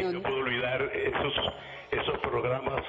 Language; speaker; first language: Spanish; native; Spanish